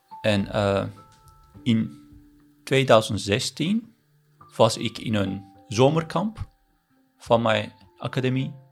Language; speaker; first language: Dutch; non-native, learner; Turkish